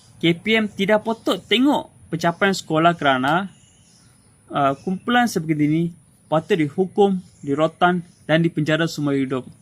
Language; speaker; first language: Malay; non-native, local second language; Tamil